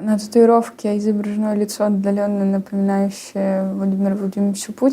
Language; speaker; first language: Russian; native; Russian